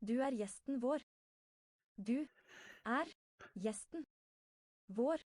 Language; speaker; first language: Norwegian; non-native, learner; English